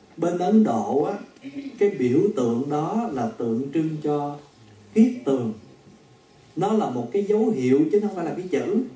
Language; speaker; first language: Vietnamese; native; Vietnamese